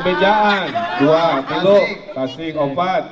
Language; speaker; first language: Indonesian; non-native, local second language; Sundanese